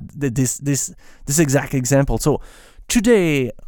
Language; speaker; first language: English; non-native, fluent; French